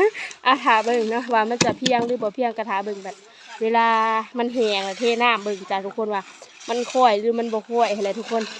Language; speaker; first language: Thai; non-native, local second language; Northeastern Thai